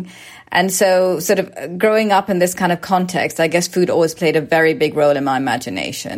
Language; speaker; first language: English; native; English